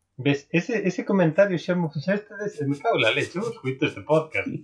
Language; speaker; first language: Spanish; non-native, local second language; Galician